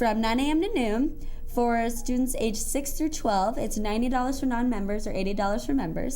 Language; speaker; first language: English; native; English